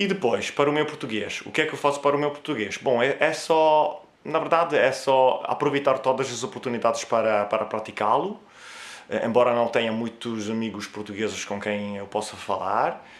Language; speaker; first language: Portuguese; non-native, fluent; Italian